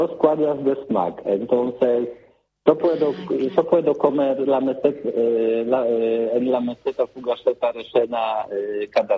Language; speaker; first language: Spanish; non-native, learner; Polish